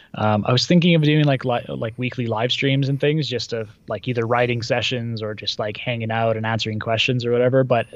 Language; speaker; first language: English; early bilingual, other home language; Russian